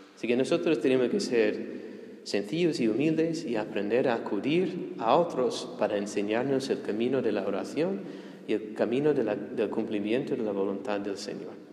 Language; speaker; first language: Spanish; non-native, fluent; English